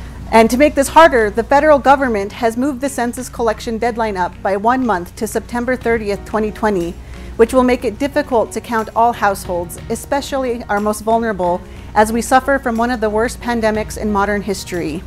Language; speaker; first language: English; native; English